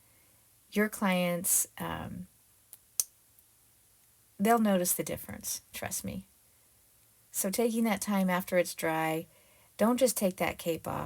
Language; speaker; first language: English; native; English